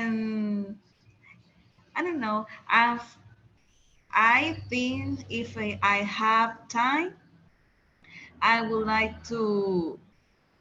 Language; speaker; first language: English; non-native, learner; Spanish